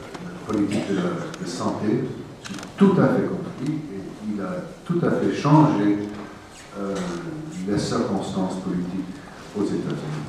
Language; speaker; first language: French; non-native, fluent; English